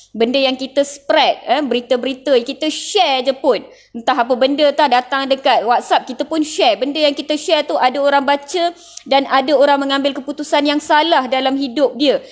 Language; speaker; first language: Malay; non-native, local second language; Tamil